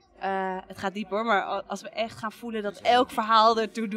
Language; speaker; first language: Dutch; native; Dutch